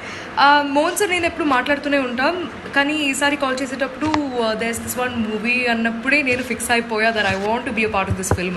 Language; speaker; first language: Telugu; non-native, local second language; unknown